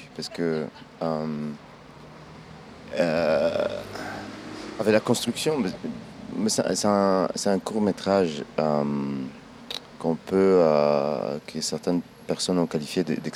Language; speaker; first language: French; non-native, local second language; Kinyarwanda